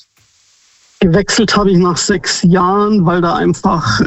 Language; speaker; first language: German; native; German